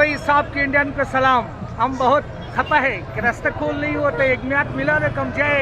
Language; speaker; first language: Hindi; non-native, learner; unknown